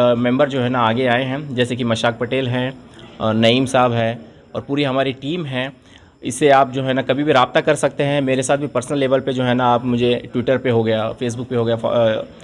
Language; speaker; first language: Hindi; non-native, local second language; Urdu